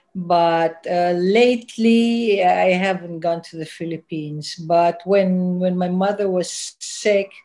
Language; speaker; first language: English; non-native, local second language; Filipino